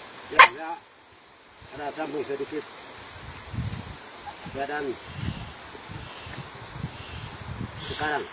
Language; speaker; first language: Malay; non-native, local second language; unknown